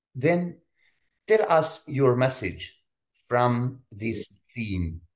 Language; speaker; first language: English; non-native, fluent; Arabic